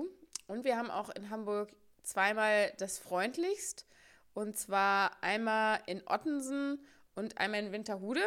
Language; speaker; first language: German; native; German